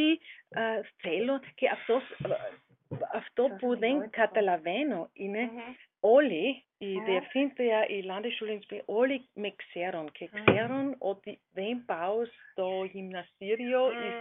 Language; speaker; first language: Greek; non-native, learner; German